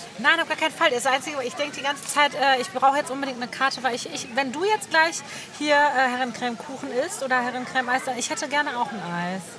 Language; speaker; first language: German; native; German